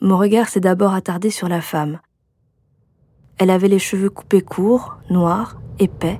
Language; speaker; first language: French; native; French